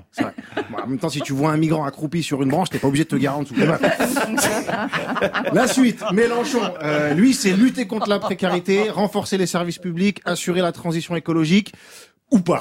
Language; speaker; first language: French; native; French